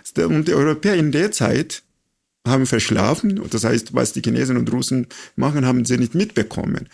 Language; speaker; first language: German; non-native, fluent; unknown